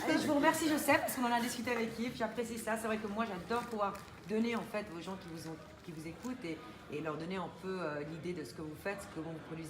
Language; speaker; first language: French; native; French